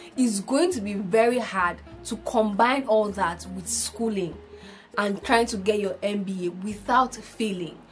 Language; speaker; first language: English; non-native, local second language; Igbo